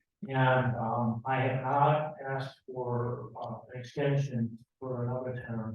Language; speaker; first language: English; native; English